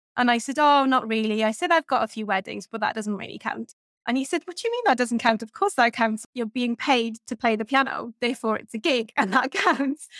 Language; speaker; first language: English; native; English